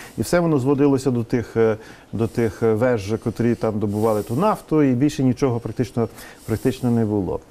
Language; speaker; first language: Ukrainian; native; Ukrainian